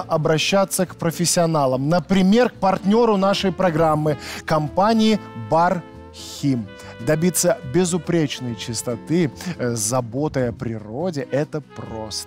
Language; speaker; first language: Russian; native; Russian